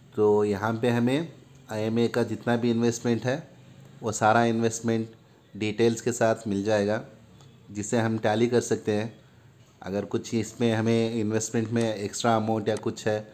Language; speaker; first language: Hindi; non-native, local second language; Urdu